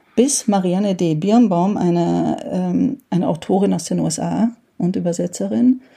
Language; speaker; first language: German; early bilingual, heritage; Hungarian